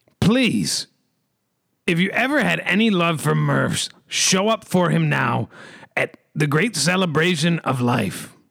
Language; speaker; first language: English; native; English